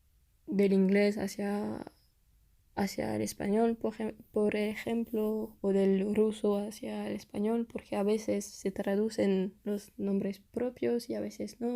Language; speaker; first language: Spanish; non-native, fluent; French